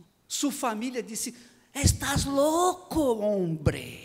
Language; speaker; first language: Portuguese; non-native, fluent; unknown